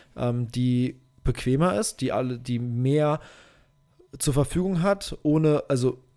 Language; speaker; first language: German; native; German